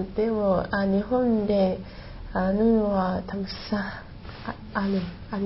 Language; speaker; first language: Japanese; non-native, learner; Chinese